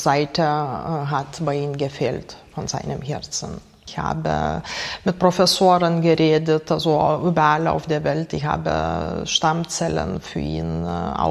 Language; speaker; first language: German; non-native, fluent; Lithuanian